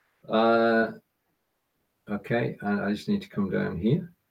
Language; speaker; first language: English; native; English